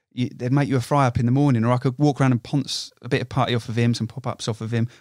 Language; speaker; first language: English; native; English